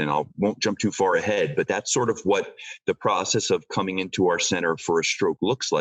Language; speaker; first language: English; native; English